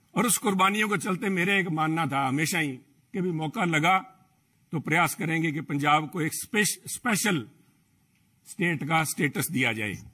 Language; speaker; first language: Hindi; native; Hindi